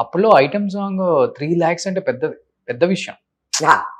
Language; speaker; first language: Telugu; native; Telugu